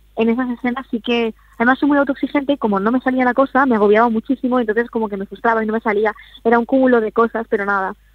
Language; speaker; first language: Spanish; native; Spanish